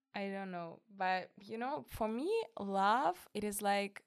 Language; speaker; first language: English; non-native, fluent; Russian